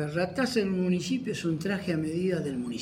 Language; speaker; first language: Spanish; native; Spanish